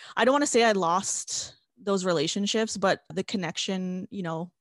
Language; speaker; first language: English; native; English